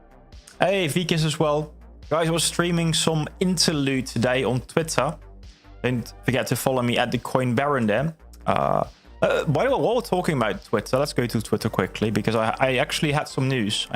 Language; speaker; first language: English; non-native, fluent; Dutch